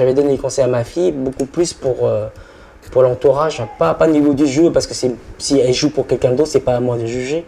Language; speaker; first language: French; non-native, fluent; Vietnamese